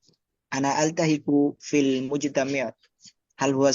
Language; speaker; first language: Arabic; non-native, learner; Bangla